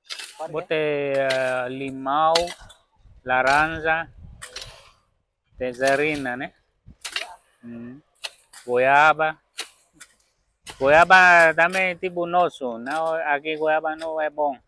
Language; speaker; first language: Portuguese; non-native, learner; Vietnamese